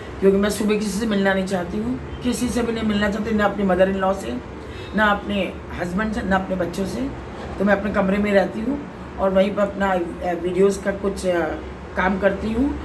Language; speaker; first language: Hindi; native; Hindi